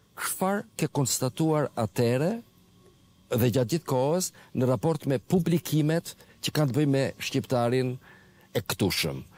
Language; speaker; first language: Albanian; native; Albanian